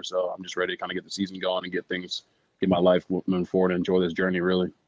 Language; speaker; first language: English; native; English